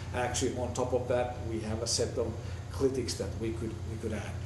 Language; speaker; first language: English; non-native, fluent; Finnish